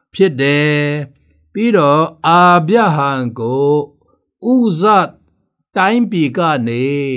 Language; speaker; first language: Burmese; non-native, local second language; Tedim Chin